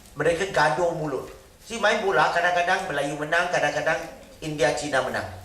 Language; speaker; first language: Malay; non-native, local second language; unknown